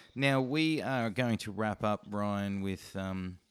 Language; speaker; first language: English; native; English